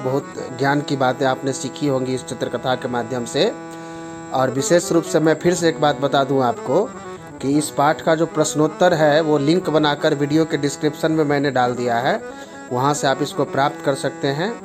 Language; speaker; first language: Hindi; native; Hindi